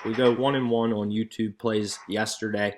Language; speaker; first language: English; native; English